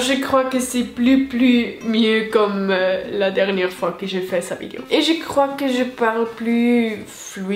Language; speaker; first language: French; non-native, local second language; German